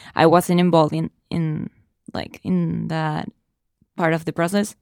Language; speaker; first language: English; non-native, fluent; Spanish